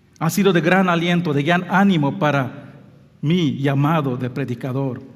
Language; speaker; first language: Spanish; non-native, local second language; English